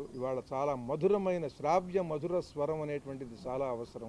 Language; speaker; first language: Telugu; native; Telugu